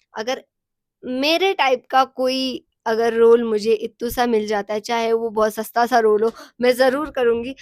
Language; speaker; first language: Hindi; non-native, local second language; Sicilian